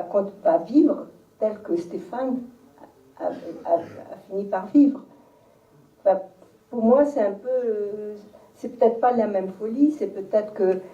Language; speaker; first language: French; native; French